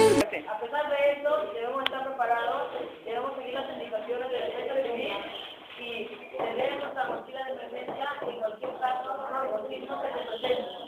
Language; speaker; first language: Spanish; native; Spanish